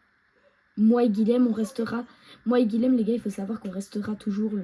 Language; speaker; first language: French; native; French